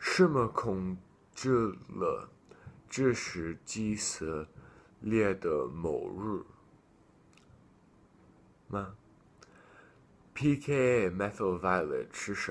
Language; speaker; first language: Chinese; non-native, learner; English